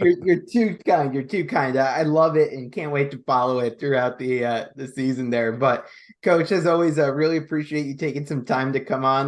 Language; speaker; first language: English; native; English